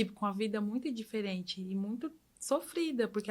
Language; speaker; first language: Portuguese; native; Portuguese